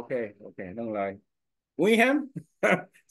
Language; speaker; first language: Vietnamese; non-native, learner; Korean